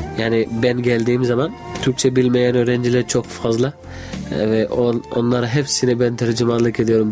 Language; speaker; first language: Turkish; non-native, fluent; Urdu